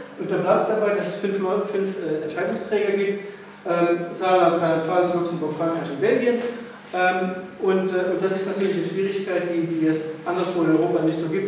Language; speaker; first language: German; non-native, local second language; Luxembourgish